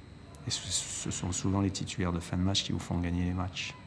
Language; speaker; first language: French; native; French